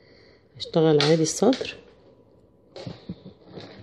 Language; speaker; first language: Arabic; native; Arabic